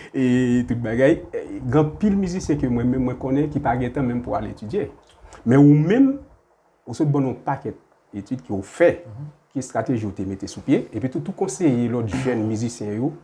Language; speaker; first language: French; non-native, local second language; Haitian Creole